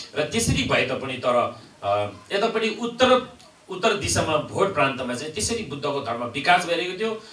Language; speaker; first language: Nepali; non-native, local second language; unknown